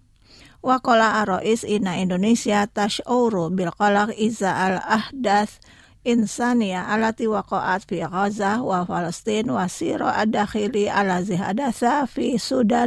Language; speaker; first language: Arabic; non-native, fluent; Indonesian